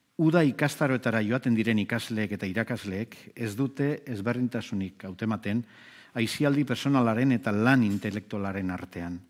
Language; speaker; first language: Basque; native; Basque